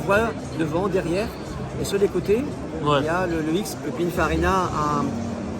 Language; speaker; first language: French; native; French